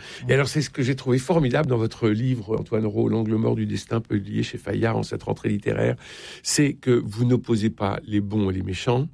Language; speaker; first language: French; native; French